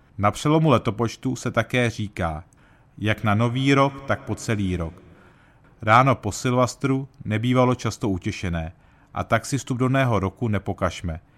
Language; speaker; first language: Czech; early bilingual, heritage; Czech